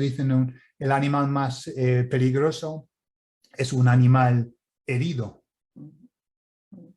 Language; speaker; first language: Spanish; non-native, fluent; English